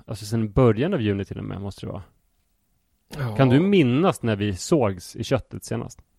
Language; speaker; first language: Swedish; native; Swedish